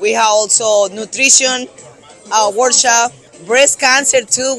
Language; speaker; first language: English; non-native, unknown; Spanish